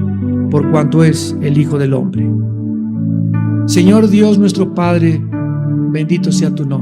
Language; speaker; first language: Spanish; native; Spanish